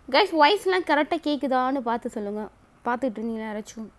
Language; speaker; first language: Tamil; early bilingual, heritage; Tamil